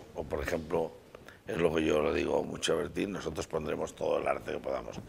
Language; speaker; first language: Spanish; native; Spanish